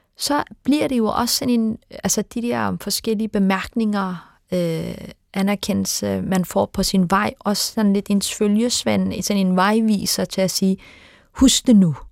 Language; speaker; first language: Danish; early bilingual, other home language; Turkish